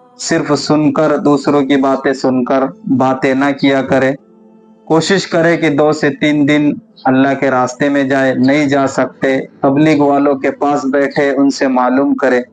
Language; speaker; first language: Urdu; native; Urdu